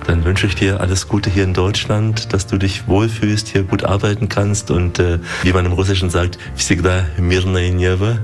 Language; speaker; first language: German; native; German